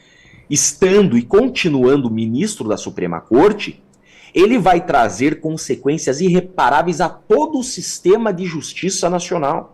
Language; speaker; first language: Portuguese; native; Portuguese